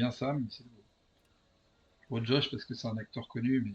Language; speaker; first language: French; native; French